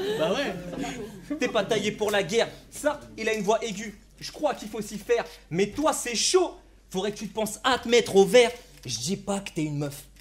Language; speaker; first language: French; native; French